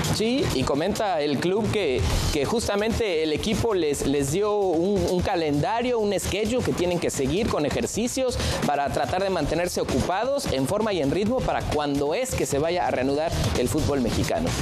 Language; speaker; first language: Spanish; native; Spanish